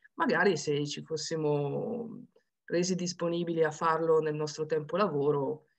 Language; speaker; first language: Italian; native; Italian